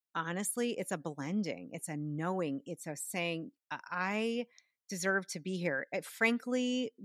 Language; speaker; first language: English; native; English